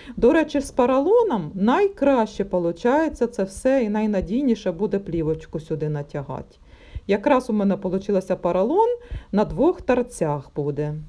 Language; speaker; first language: Ukrainian; non-native, local second language; Russian